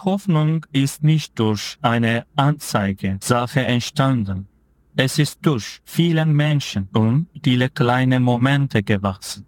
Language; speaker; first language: German; non-native, fluent; Turkish